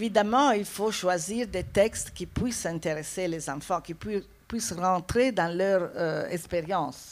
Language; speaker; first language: French; non-native, fluent; Italian